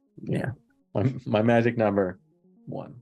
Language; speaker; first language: English; native; English